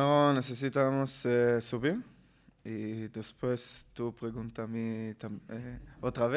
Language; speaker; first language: Spanish; non-native, learner; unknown